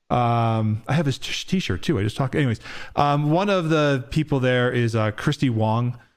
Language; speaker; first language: English; native; English